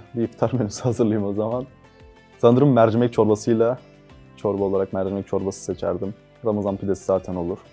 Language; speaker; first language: Turkish; early bilingual, other home language; Uzbek